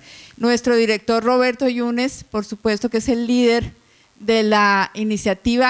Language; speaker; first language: Spanish; native; Spanish